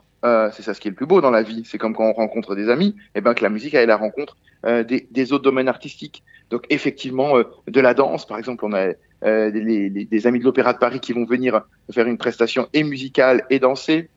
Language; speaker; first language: French; native; French